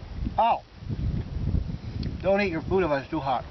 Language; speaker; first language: English; native; English